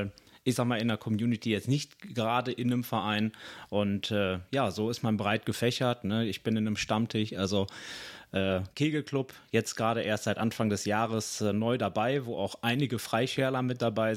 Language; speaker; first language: German; native; German